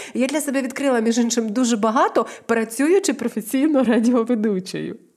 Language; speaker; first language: Ukrainian; native; Ukrainian